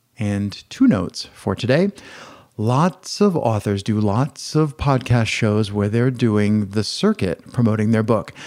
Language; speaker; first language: English; native; English